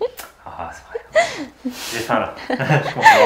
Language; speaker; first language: French; native; French